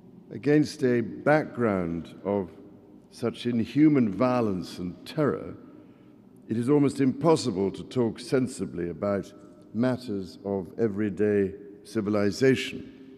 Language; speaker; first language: English; native; English